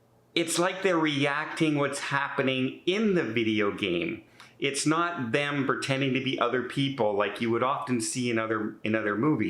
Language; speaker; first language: English; native; English